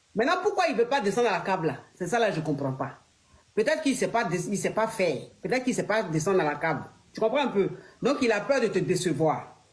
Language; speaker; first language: French; native; French